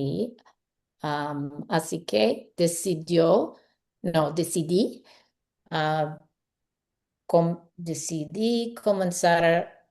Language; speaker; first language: Spanish; non-native, learner; English